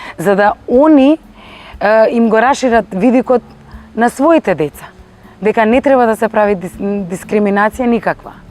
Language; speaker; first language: Macedonian; non-native, local second language; Albanian